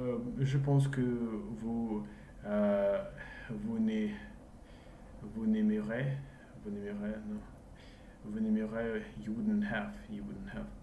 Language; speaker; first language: French; non-native, learner; English